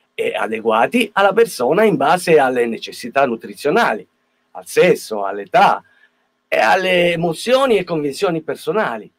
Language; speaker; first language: Italian; native; Italian